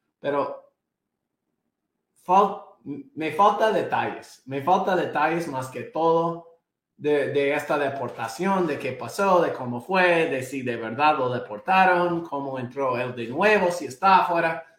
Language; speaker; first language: Spanish; non-native, fluent; English